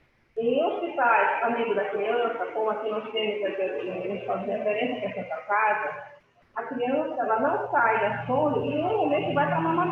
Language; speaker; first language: Portuguese; native; Portuguese